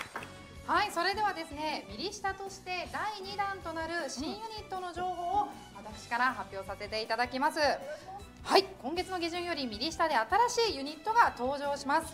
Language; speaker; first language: Japanese; native; Japanese